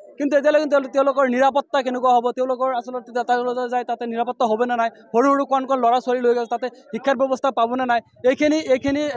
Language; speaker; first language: Assamese; non-native, local second language; Bangla